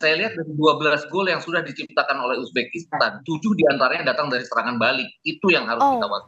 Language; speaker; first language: Indonesian; native; Indonesian